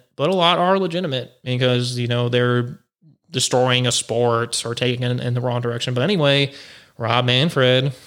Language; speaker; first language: English; native; English